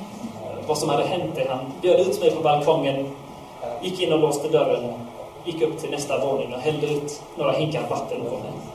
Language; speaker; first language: Swedish; non-native, fluent; English